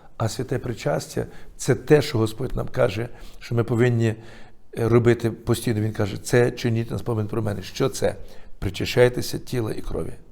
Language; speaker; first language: Ukrainian; native; Ukrainian